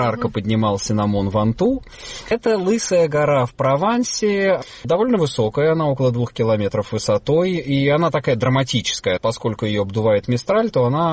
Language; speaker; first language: Russian; native; Russian